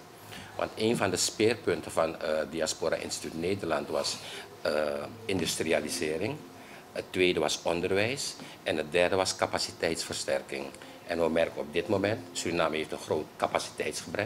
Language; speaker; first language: Dutch; native; Dutch